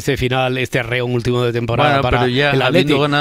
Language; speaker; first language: Spanish; native; Spanish